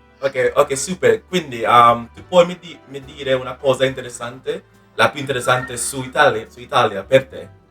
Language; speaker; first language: Italian; non-native, learner; English